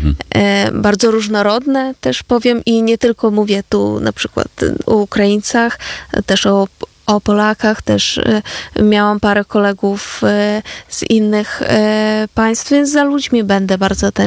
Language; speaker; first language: Polish; non-native, fluent; Ukrainian